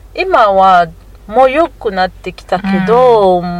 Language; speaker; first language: Japanese; non-native, fluent; Fon